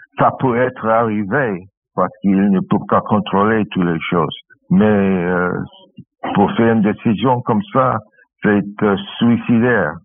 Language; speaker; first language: French; non-native, learner; English